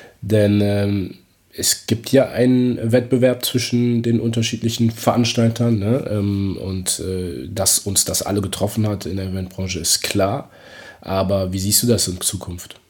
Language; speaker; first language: German; native; German